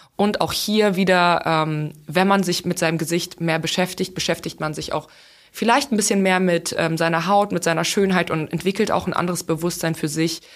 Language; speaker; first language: German; non-native, fluent; Russian